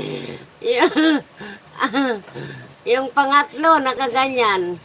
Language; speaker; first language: Filipino; native; Filipino